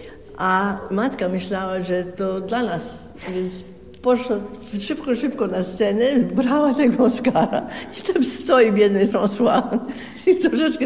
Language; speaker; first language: Polish; early bilingual, heritage; French